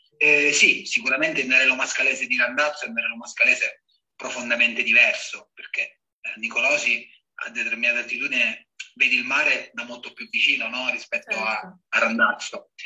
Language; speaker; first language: Italian; native; Italian